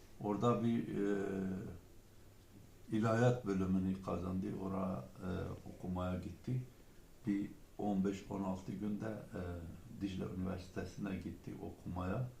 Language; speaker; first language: Turkish; non-native, local second language; Kurdish